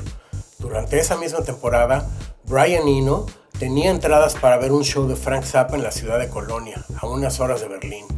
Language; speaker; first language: Spanish; native; Spanish